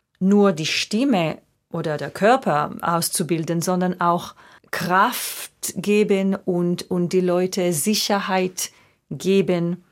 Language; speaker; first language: German; non-native, fluent; Hebrew